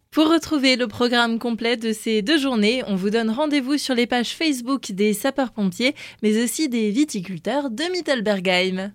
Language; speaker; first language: French; native; French